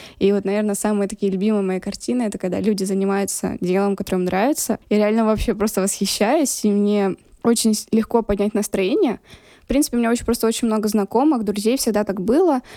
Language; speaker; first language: Russian; non-native, local second language; Lezghian